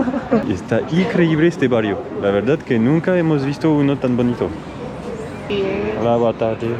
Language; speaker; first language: Spanish; non-native, fluent; French